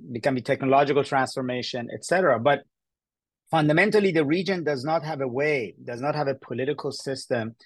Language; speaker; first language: English; early bilingual, other home language; Persian